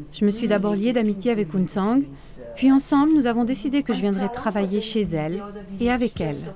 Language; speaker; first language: French; native; French